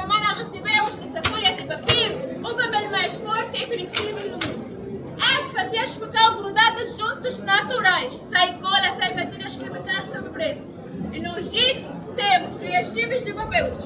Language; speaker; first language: Portuguese; non-native, fluent; Arabic